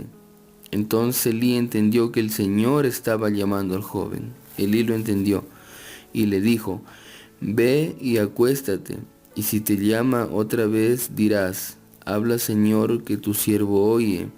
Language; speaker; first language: Spanish; native; Spanish